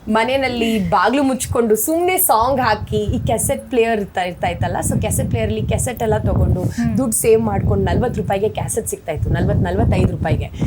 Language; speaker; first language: Kannada; non-native, local second language; Tamil